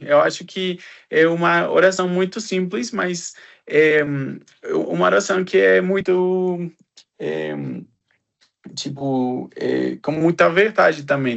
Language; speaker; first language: Portuguese; non-native, fluent; Spanish